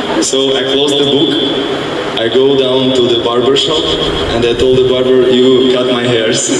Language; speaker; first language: English; non-native, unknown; Russian